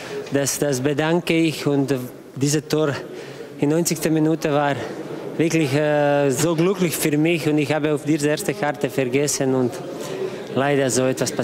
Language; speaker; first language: German; non-native, learner; Croatian